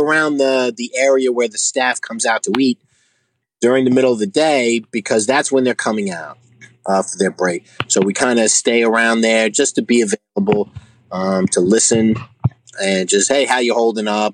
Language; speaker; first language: English; native; English